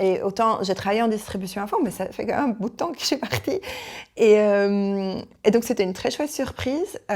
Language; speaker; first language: French; native; French